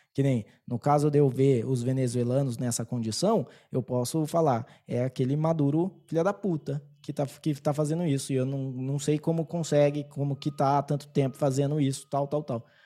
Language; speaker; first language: Portuguese; native; Portuguese